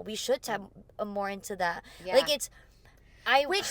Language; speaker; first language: English; native; English